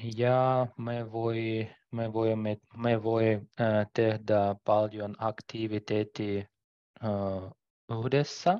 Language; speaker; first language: Finnish; non-native, learner; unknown